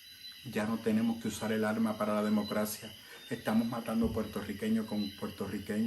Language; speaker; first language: Spanish; native; Spanish